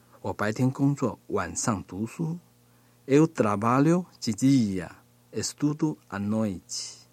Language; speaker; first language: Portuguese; non-native, learner; Chinese